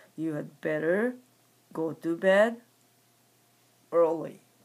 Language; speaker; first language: English; non-native, fluent; Japanese